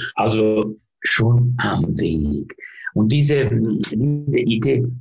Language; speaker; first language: German; non-native, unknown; Finnish